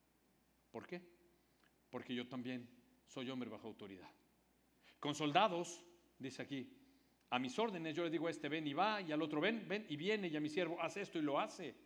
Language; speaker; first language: Spanish; native; Spanish